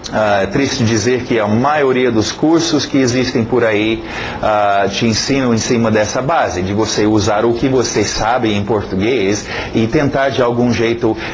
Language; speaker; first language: Portuguese; non-native, fluent; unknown